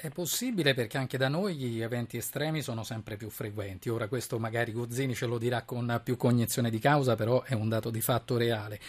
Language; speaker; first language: Italian; native; Italian